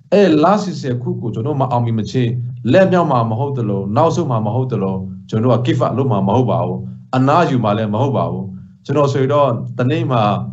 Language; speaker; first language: Burmese; non-native, local second language; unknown